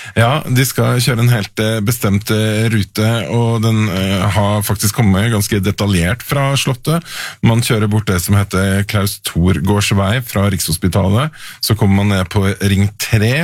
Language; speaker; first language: Norwegian; native; Norwegian